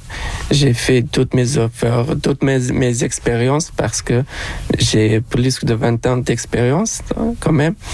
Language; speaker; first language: French; non-native, local second language; Arabic